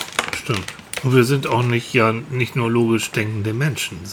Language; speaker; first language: German; native; German